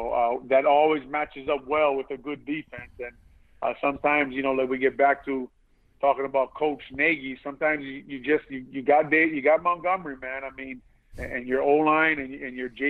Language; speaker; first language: English; native; English